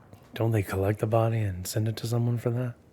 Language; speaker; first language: English; native; English